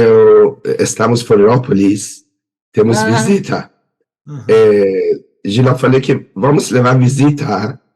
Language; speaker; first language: Portuguese; non-native, learner; Persian